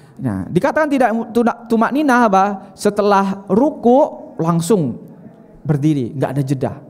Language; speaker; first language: Indonesian; native; Indonesian